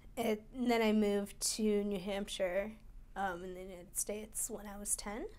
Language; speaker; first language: English; early bilingual, other home language; Russian